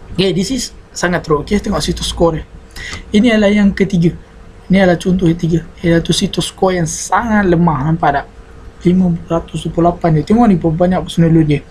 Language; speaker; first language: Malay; native; Malay